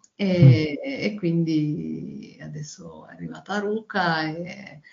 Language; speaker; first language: Italian; native; Italian